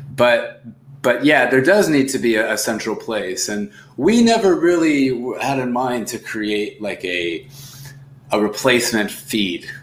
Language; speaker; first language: English; native; English